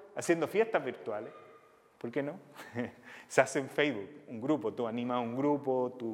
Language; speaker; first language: Spanish; native; Spanish